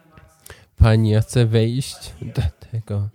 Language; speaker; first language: Polish; non-native, learner; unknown